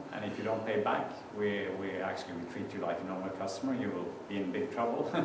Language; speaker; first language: English; non-native, fluent; Norwegian